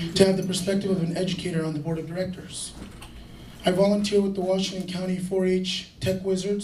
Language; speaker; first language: English; early bilingual, other home language; Spanish